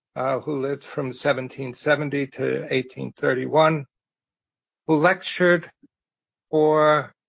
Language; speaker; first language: English; native; English